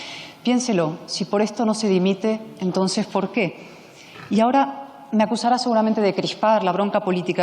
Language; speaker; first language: Spanish; native; Spanish